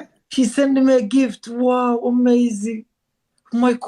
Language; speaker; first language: English; non-native, learner; Somali